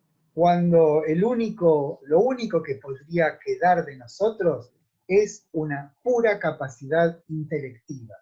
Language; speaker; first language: Spanish; native; Spanish